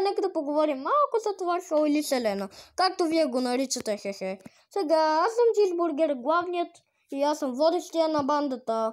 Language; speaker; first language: Bulgarian; native; Bulgarian